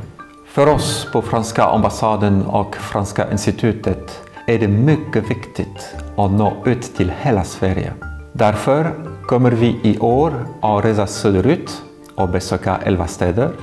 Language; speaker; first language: Swedish; non-native, fluent; French